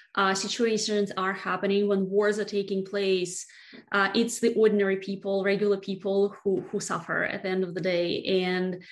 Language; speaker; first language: English; non-native, fluent; Russian